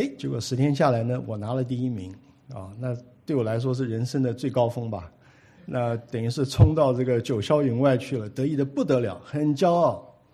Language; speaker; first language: Chinese; native; Chinese